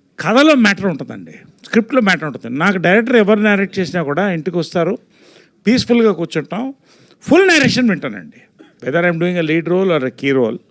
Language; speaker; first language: Telugu; native; Telugu